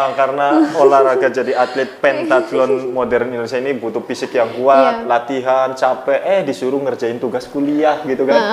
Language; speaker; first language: Indonesian; native; Indonesian